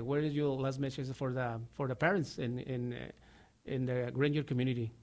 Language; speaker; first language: English; non-native, learner; Spanish